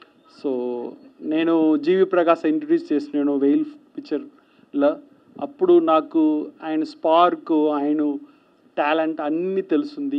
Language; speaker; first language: Telugu; non-native, learner; Tamil